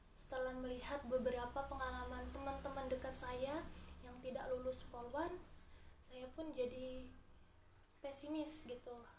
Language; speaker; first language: Indonesian; native; Indonesian